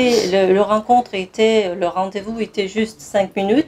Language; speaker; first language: French; non-native, fluent; Kazakh